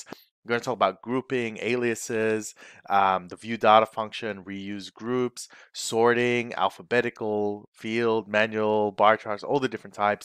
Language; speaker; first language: English; native; English